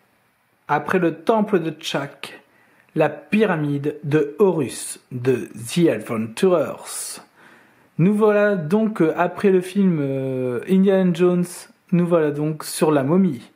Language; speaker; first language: French; native; French